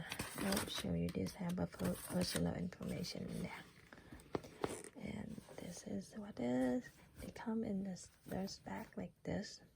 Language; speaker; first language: English; non-native, learner; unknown